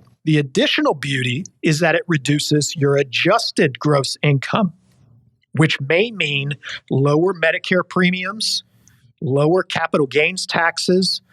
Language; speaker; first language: English; native; English